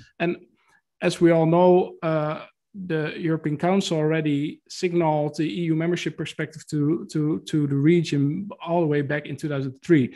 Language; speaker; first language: English; non-native, fluent; Dutch